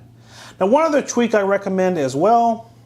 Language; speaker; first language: English; native; English